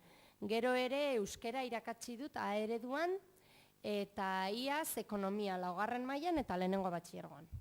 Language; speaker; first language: Basque; non-native, local second language; Spanish